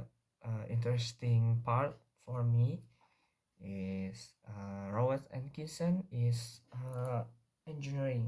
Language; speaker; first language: English; non-native, learner; Indonesian